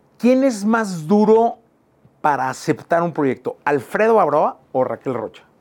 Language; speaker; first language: Spanish; native; Spanish